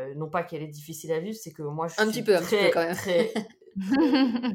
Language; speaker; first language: French; native; French